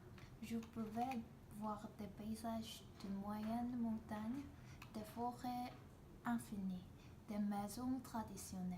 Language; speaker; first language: French; non-native, learner; Korean